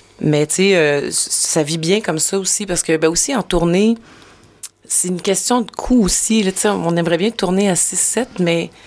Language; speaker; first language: French; native; French